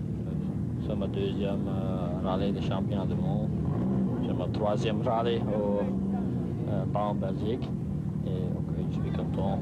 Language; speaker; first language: French; non-native, local second language; Dutch